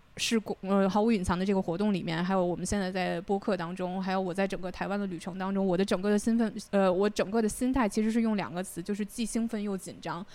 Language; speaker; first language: Chinese; native; Chinese